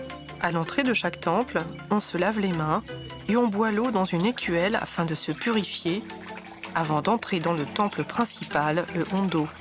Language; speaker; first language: French; native; French